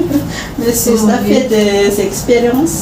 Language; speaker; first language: French; non-native, learner; Malagasy